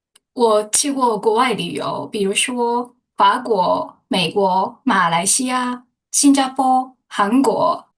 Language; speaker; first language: Chinese; non-native, fluent; Japanese